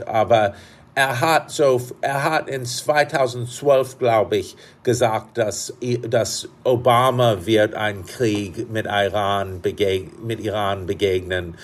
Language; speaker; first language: German; non-native, fluent; English